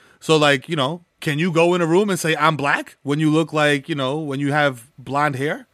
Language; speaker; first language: English; early bilingual, other home language; Spanish